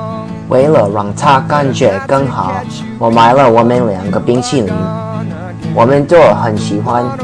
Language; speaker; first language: Chinese; non-native, learner; English